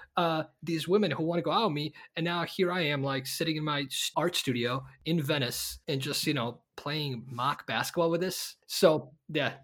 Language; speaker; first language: English; early bilingual, other home language; Bosnian